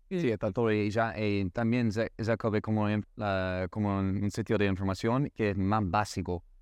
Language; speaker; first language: Spanish; non-native, learner; English